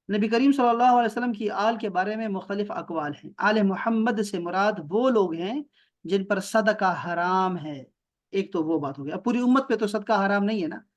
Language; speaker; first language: Urdu; non-native, local second language; Pashto